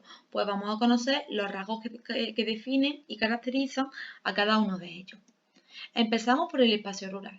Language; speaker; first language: Spanish; native; Spanish